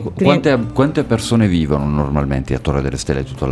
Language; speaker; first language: Italian; native; Italian